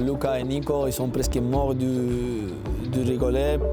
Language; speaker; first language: French; non-native, learner; Spanish